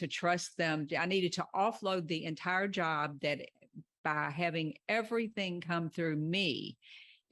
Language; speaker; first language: English; native; English